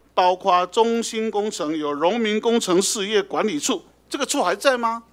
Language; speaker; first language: Chinese; native; Chinese